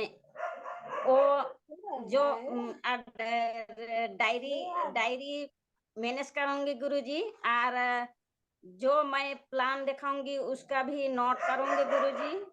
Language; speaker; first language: Hindi; non-native, local second language; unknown